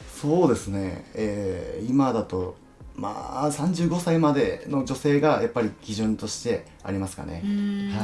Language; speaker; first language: Japanese; native; Japanese